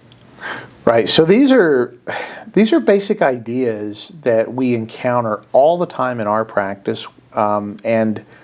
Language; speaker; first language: English; native; English